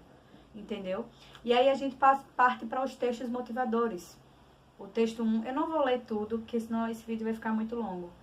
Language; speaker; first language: Portuguese; native; Portuguese